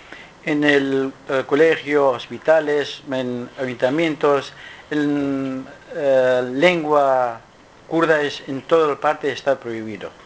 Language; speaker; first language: Spanish; non-native, learner; Kurdish